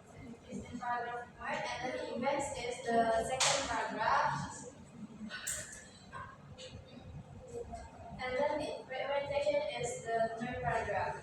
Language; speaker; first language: English; non-native, learner; Indonesian